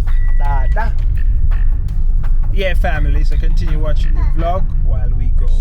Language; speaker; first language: English; native; English